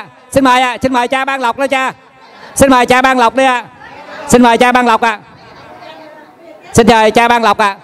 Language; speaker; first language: Vietnamese; native; Vietnamese